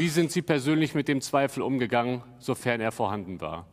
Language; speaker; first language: German; native; German